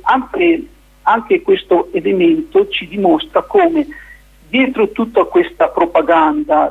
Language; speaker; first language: Italian; native; Italian